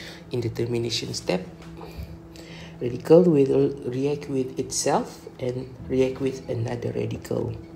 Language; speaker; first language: English; non-native, local second language; Malay